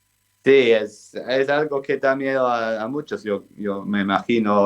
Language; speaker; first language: Spanish; non-native, fluent; English